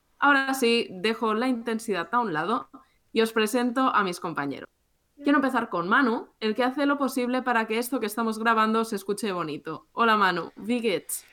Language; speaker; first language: Spanish; native; Spanish